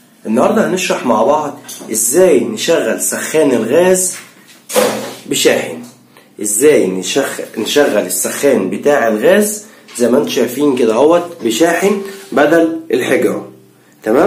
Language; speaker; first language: Arabic; native; Arabic